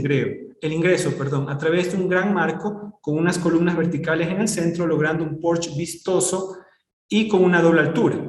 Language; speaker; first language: Spanish; native; Spanish